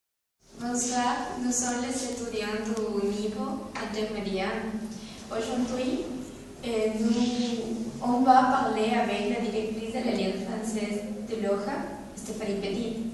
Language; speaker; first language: French; non-native, learner; Spanish